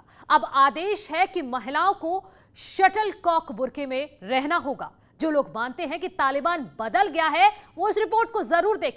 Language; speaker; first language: Hindi; native; Hindi